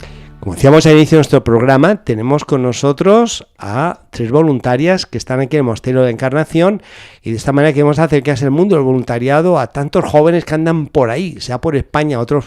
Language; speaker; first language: Spanish; native; Spanish